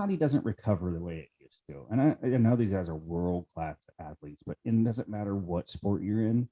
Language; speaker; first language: English; native; English